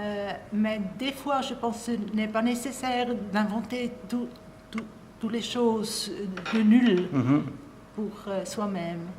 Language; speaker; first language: French; non-native, local second language; German